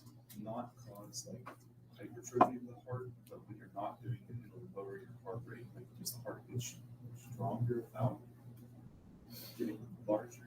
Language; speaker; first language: English; native; English